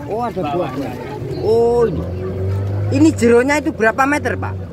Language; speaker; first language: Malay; non-native, local second language; Javanese